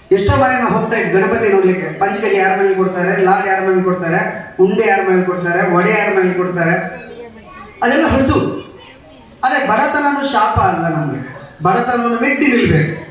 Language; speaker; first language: Kannada; native; Kannada